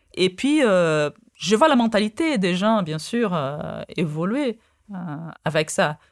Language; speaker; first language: French; non-native, fluent; Portuguese